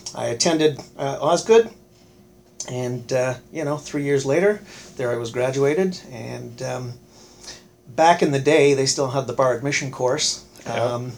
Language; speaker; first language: English; native; English